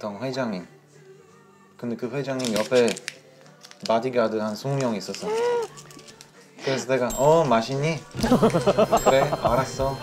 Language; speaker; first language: Korean; non-native, learner; Bulgarian